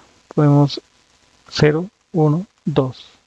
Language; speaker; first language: Spanish; native; Spanish